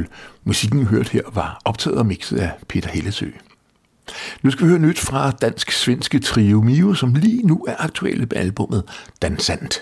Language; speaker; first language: Danish; native; Danish